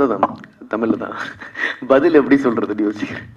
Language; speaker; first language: Tamil; non-native, fluent; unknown